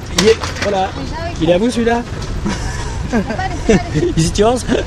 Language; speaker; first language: French; native; French